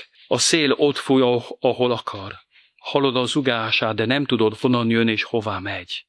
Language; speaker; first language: Hungarian; non-native, fluent; French